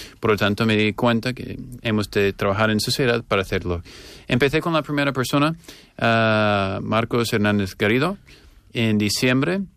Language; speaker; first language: Spanish; non-native, fluent; English